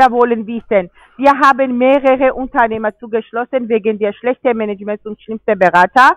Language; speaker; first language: German; non-native, fluent; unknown